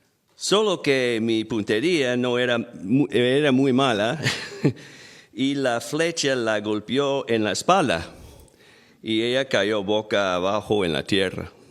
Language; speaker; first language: Spanish; non-native, fluent; English